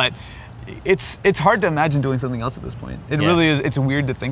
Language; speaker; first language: English; native; English